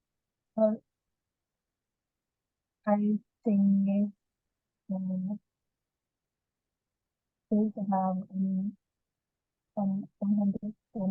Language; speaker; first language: English; non-native, learner; Vietnamese